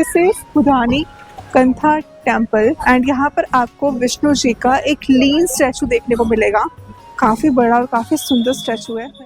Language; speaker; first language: Hindi; native; Hindi